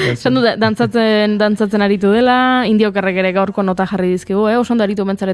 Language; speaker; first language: Basque; native; Basque